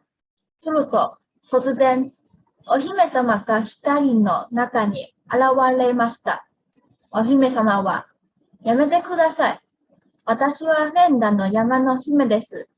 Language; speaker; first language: Japanese; non-native, learner; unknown